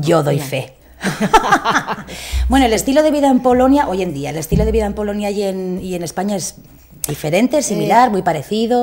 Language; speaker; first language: Spanish; native; Spanish